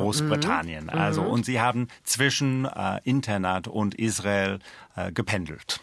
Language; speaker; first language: German; non-native, fluent; English